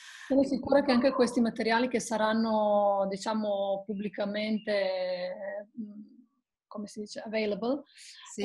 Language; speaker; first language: Italian; non-native, fluent; Croatian